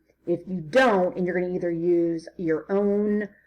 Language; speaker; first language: English; native; English